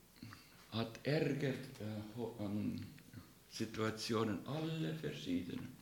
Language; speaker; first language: German; non-native, learner; Russian